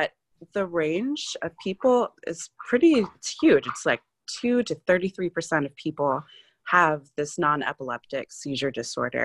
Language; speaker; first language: English; native; English